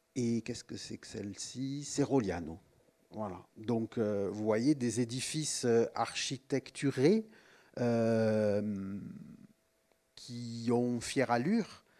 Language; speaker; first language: French; native; French